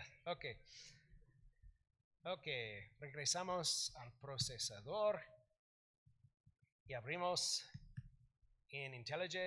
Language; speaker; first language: Spanish; non-native, learner; English